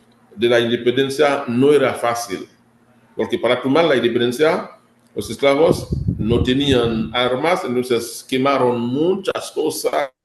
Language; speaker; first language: Spanish; non-native, fluent; Haitian Creole